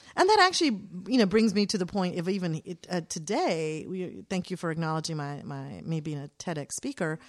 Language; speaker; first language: English; native; English